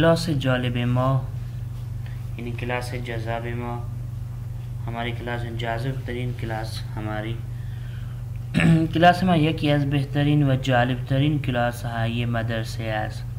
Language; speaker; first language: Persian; non-native, fluent; Urdu